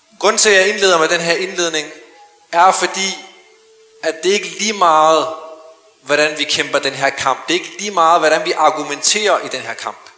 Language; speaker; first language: Danish; early bilingual, other home language; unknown